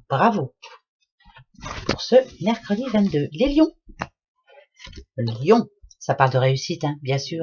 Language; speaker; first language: French; native; French